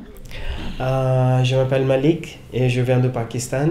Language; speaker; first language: French; non-native, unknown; Urdu